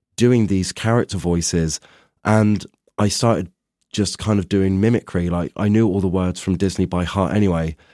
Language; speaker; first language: English; native; English